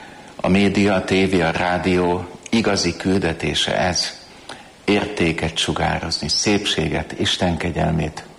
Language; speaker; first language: Hungarian; native; Hungarian